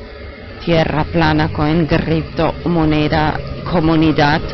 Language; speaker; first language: Spanish; non-native, fluent; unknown